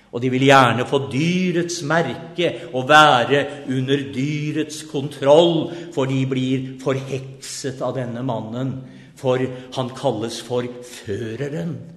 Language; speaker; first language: Norwegian; native; Norwegian